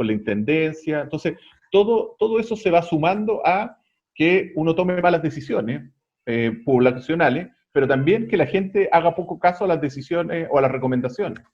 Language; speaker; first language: Spanish; native; Spanish